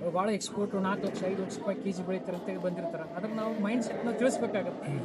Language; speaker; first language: Kannada; native; Kannada